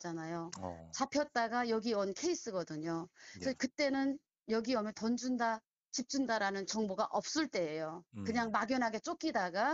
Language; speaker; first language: Korean; native; Korean